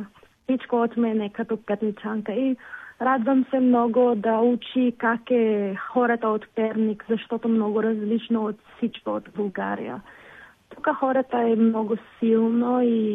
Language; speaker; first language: Bulgarian; non-native, learner; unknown